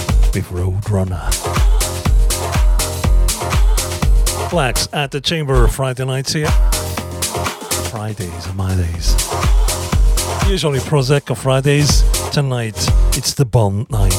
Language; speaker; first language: English; non-native, fluent; German